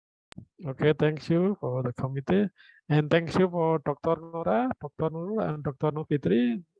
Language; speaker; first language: English; non-native, fluent; Indonesian